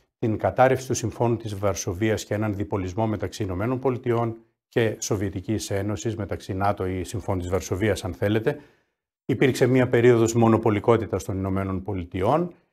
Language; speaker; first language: Greek; native; Greek